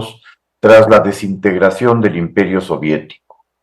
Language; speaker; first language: Spanish; native; Spanish